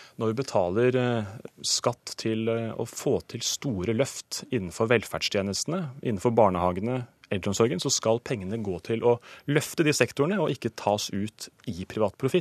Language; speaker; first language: Norwegian; native; Norwegian